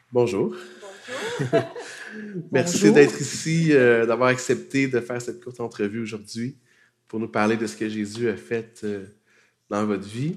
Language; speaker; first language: French; native; French